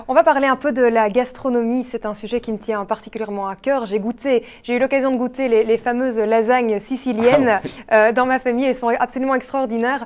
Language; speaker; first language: French; native; French